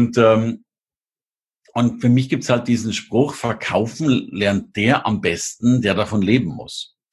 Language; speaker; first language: German; native; German